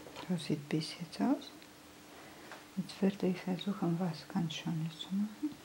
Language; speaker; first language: German; non-native, fluent; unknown